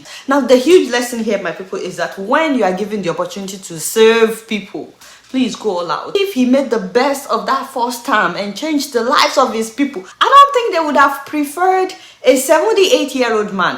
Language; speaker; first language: English; non-native, local second language; Yoruba